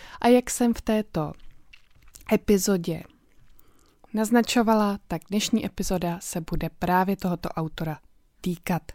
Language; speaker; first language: Czech; native; Czech